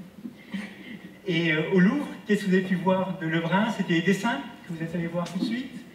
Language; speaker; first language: French; native; French